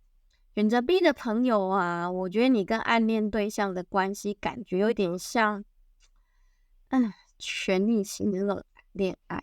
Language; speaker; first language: Chinese; native; Chinese